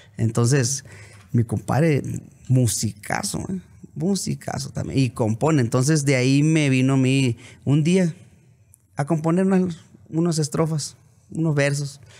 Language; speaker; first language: Spanish; native; Spanish